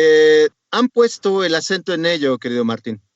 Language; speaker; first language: Spanish; native; Spanish